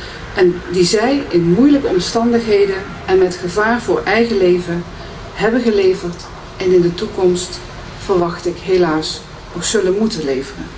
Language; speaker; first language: Dutch; native; Dutch